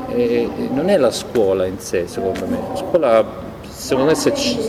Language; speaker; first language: Italian; native; Italian